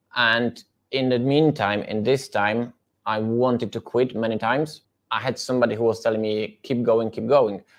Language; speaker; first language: English; non-native, fluent; Polish